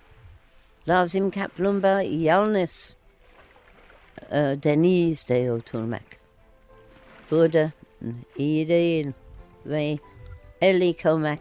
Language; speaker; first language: Turkish; non-native, learner; English